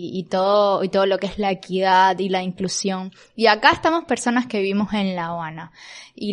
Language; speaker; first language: Spanish; native; Spanish